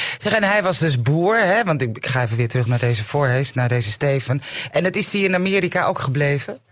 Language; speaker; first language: Dutch; native; Dutch